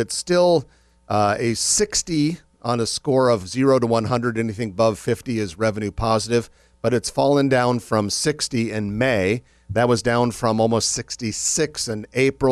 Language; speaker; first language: English; native; English